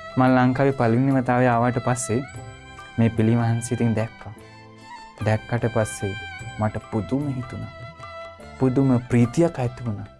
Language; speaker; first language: Sinhala; non-native, fluent; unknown